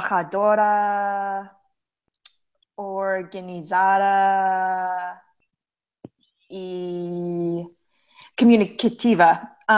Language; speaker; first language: Spanish; non-native, learner; English